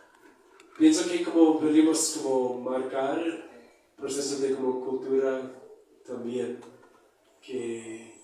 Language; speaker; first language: Spanish; non-native, fluent; English